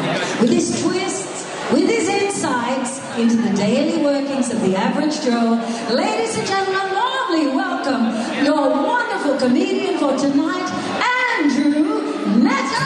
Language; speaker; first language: English; native; English